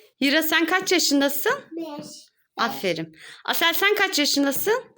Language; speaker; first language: Turkish; native; Turkish